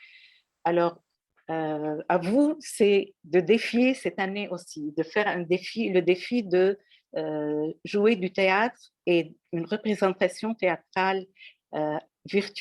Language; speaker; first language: French; non-native, local second language; Arabic